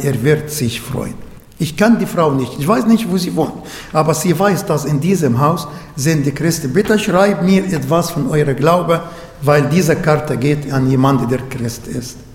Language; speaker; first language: German; non-native, learner; Arabic